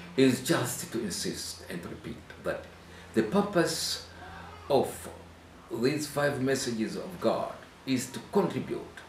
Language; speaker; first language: English; non-native, local second language; Swahili